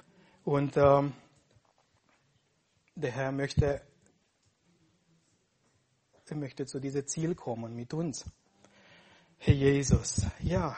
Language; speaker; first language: German; non-native, fluent; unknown